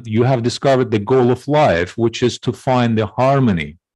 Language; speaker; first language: English; non-native, fluent; Azerbaijani